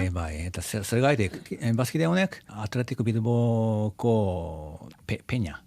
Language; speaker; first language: Basque; non-native, fluent; Japanese